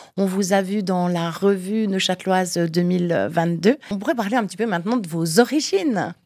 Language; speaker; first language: French; native; French